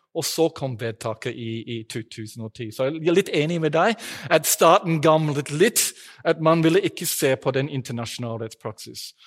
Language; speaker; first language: Norwegian; non-native, fluent; English